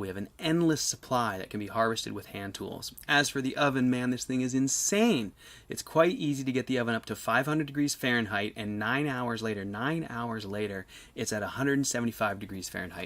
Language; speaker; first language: English; native; English